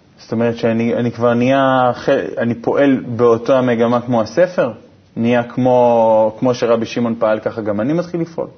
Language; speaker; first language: Hebrew; native; Hebrew